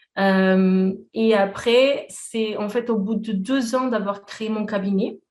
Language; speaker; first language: French; non-native, fluent; Portuguese